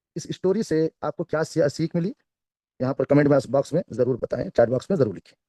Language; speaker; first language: Hindi; non-native, local second language; Kannada